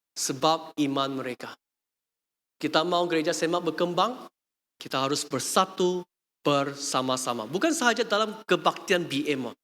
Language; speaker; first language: Malay; non-native, local second language; Chinese